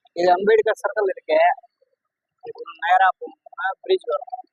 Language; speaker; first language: Tamil; non-native, learner; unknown